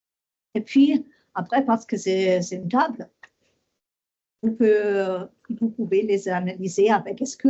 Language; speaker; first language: French; non-native, learner; German